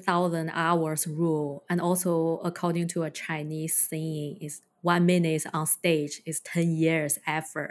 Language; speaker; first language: English; non-native, fluent; Chinese